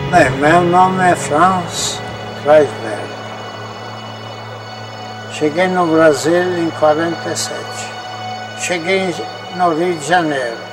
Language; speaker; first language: Portuguese; non-native, fluent; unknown